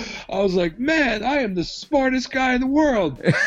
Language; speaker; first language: English; native; English